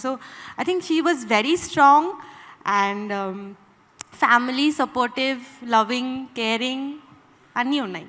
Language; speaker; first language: Telugu; non-native, local second language; Bangla